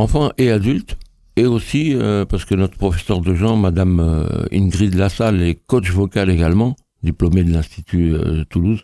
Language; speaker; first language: French; native; French